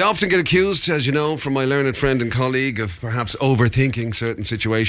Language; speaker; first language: English; native; English